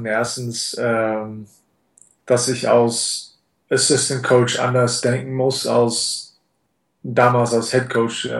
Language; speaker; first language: German; non-native, fluent; English